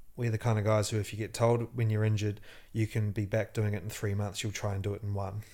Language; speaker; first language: English; native; English